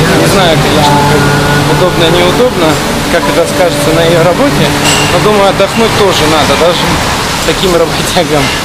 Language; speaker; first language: Russian; native; Russian